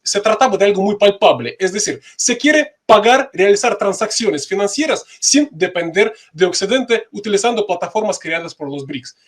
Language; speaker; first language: Spanish; non-native, fluent; Russian